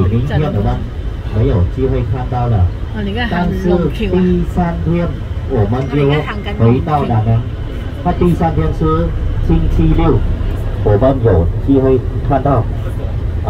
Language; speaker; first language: Chinese; non-native, fluent; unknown